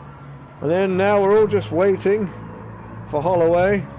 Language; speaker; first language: English; native; English